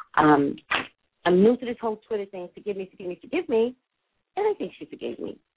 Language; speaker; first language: English; native; English